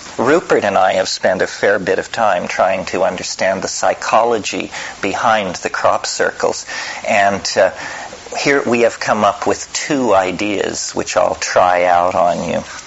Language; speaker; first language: English; native; English